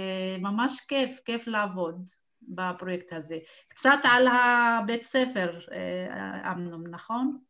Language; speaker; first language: Hebrew; non-native, local second language; Arabic